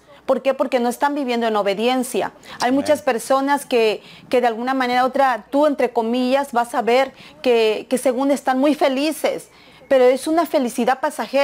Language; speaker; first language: Spanish; native; Spanish